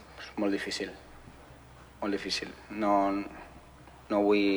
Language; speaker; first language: Catalan; non-native, fluent; Spanish